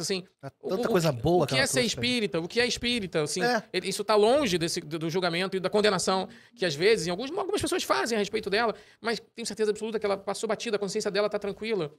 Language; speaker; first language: Portuguese; native; Portuguese